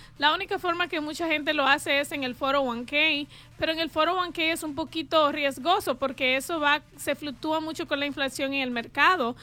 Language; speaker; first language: Spanish; native; Spanish